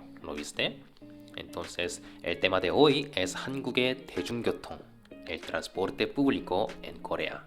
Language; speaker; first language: Spanish; non-native, fluent; Korean